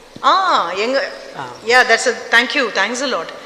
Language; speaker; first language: English; non-native, local second language; Tamil